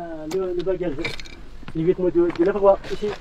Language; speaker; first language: French; non-native, learner; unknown